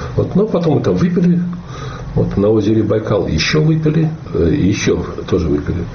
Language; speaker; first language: Russian; native; Russian